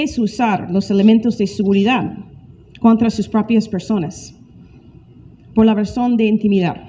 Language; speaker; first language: Spanish; non-native, fluent; English